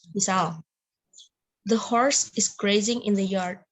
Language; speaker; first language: English; non-native, learner; Indonesian